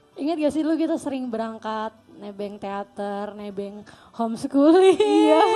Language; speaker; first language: Indonesian; native; Indonesian